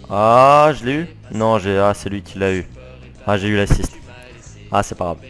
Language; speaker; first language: French; native; French